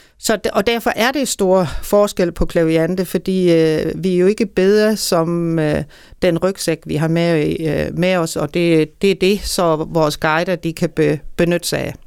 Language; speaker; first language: Danish; native; Danish